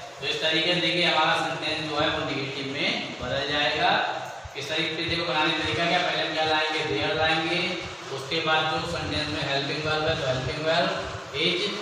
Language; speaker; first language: Hindi; native; Hindi